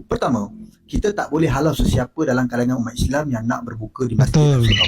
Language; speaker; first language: Malay; native; Malay